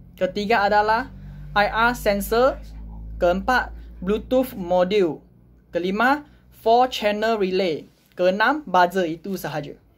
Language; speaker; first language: Malay; non-native, local second language; Chinese